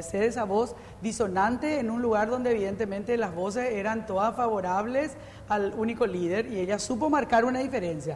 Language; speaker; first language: Spanish; native; Spanish